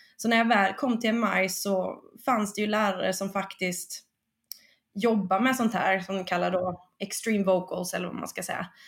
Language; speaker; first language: Swedish; early bilingual, other home language; Spanish